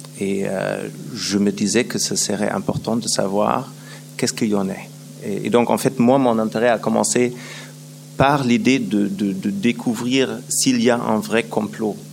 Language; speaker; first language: French; non-native, fluent; German